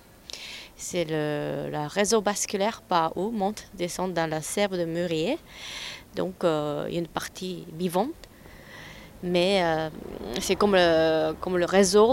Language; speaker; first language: French; non-native, learner; Japanese